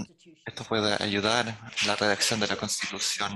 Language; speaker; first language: Spanish; non-native, fluent; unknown